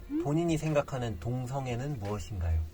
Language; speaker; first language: Korean; native; Korean